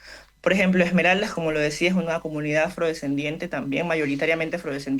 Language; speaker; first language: Spanish; native; Spanish